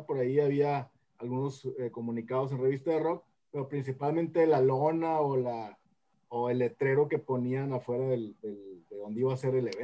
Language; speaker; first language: Spanish; native; Spanish